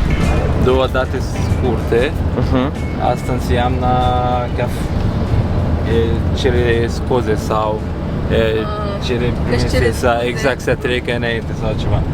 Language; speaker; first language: Romanian; non-native, fluent; Arabic